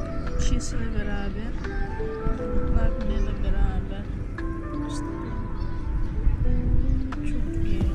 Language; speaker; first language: Turkish; non-native, learner; Indonesian